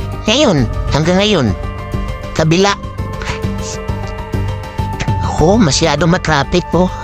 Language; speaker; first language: Filipino; non-native, local second language; Cebuano